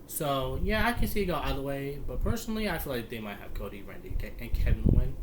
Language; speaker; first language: English; native; English